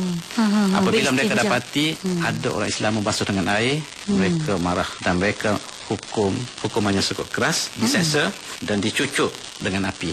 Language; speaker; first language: Malay; native; Malay